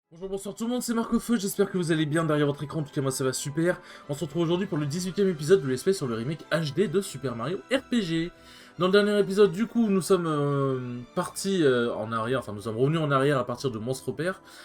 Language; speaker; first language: French; native; French